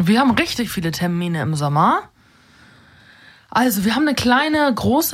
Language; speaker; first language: German; native; German